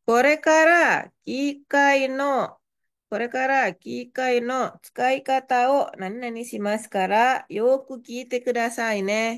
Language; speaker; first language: Japanese; non-native, fluent; Indonesian